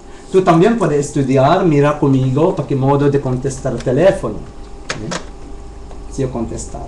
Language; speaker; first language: Spanish; non-native, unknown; Chavacano